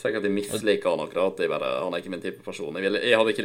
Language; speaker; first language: Norwegian; native; Norwegian